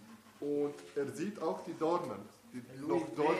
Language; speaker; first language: German; non-native, fluent; Italian